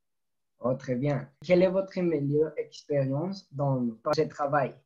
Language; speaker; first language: French; non-native, learner; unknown